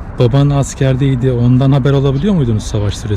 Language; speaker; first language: Turkish; native; Turkish